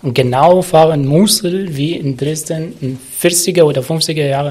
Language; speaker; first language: German; non-native, learner; Arabic